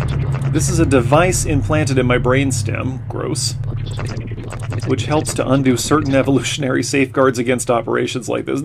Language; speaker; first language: English; native; English